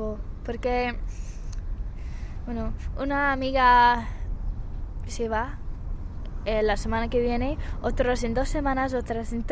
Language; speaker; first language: Spanish; non-native, fluent; English